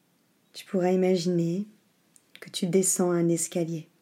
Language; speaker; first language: French; native; French